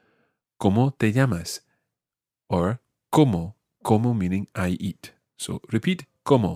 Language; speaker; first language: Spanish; non-native, fluent; English